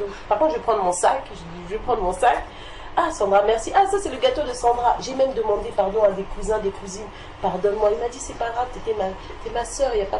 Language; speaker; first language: French; native; French